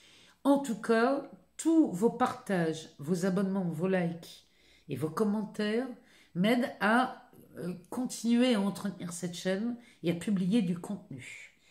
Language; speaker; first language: French; native; French